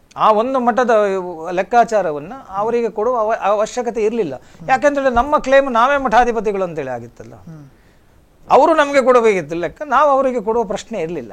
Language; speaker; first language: Kannada; non-native, local second language; Konkani